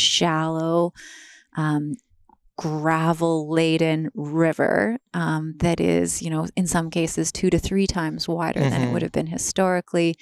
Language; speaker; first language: English; native; English